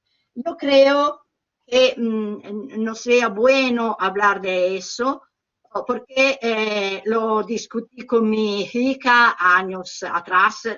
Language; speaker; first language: Spanish; non-native, learner; Italian